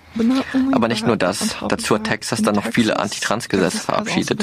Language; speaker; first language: German; non-native, fluent; English